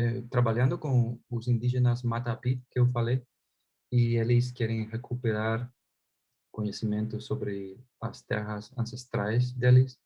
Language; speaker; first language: Portuguese; non-native, fluent; Spanish